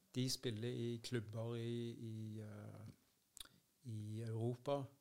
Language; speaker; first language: Norwegian; early bilingual, other home language; Dutch